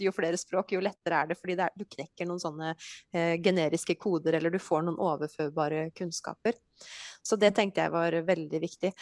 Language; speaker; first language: Norwegian; native; Norwegian